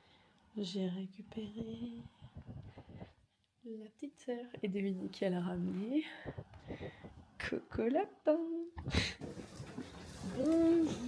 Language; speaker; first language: French; native; French